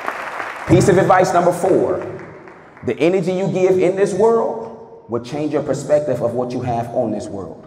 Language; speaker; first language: English; native; English